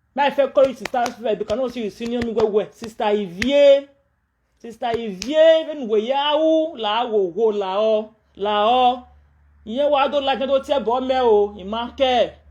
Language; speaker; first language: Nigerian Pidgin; non-native, local second language; Yoruba